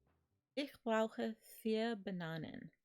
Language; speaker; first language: German; non-native, learner; English